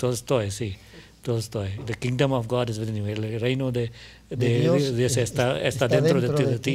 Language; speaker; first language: Spanish; non-native, learner; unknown